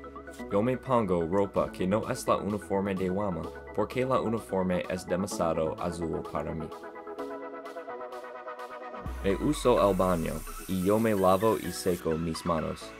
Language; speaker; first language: Spanish; non-native, learner; English